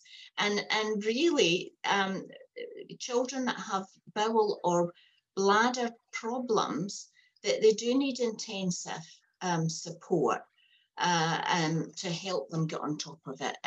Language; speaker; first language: English; native; English